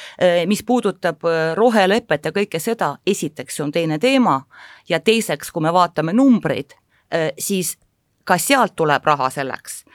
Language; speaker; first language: Estonian; non-native, local second language; Russian